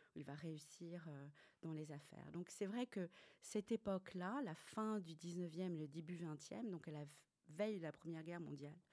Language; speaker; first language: French; native; French